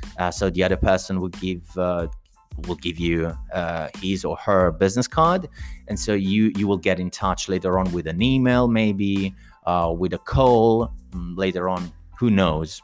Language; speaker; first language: English; non-native, fluent; Italian